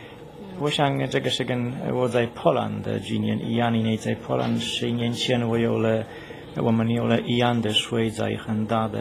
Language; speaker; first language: Chinese; non-native, learner; Polish